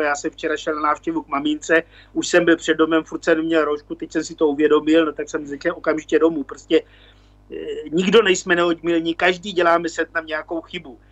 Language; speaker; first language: Czech; native; Czech